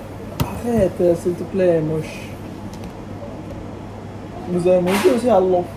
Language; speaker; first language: French; non-native, learner; Bangla